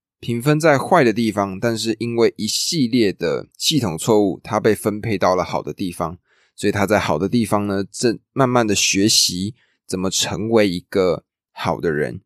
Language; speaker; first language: Chinese; native; Chinese